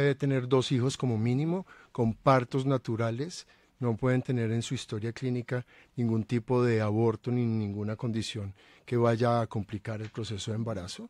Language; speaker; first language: Spanish; native; Spanish